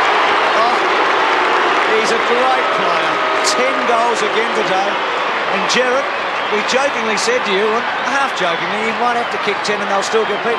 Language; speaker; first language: English; native; English